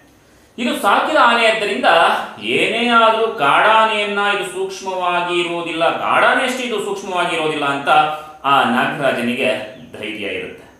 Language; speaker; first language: Kannada; native; Kannada